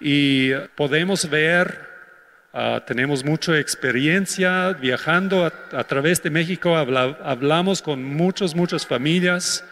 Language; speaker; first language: Spanish; non-native, fluent; English